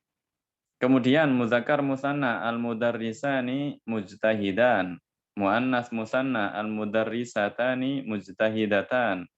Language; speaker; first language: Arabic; non-native, fluent; Indonesian